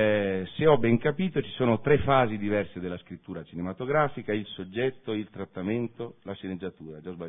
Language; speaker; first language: Italian; native; Italian